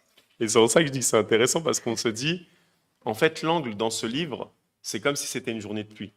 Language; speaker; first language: French; native; French